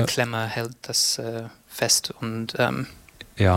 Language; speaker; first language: German; non-native, learner; English